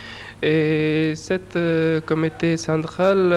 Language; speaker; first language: French; non-native, learner; Urdu